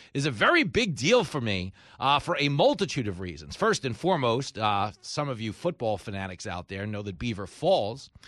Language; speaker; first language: English; native; English